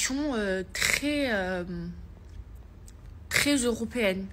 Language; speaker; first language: French; native; French